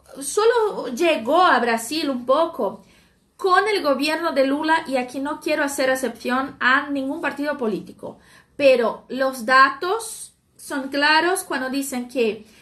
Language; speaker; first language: Spanish; non-native, fluent; Portuguese